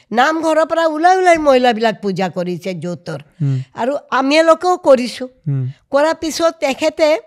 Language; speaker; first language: Assamese; non-native, local second language; Hindi